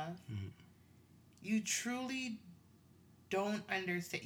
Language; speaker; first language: English; non-native, local second language; Swahili